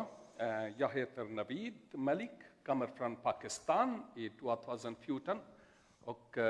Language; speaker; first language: Swedish; non-native, learner; Urdu